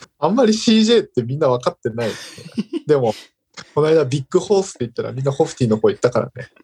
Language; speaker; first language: Japanese; native; Japanese